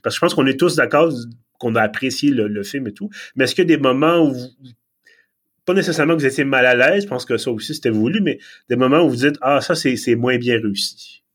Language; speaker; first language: French; native; French